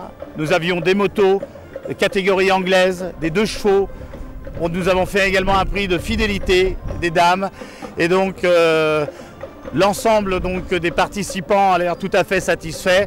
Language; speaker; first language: French; native; French